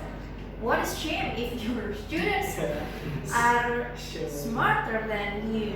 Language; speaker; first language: English; non-native, fluent; Indonesian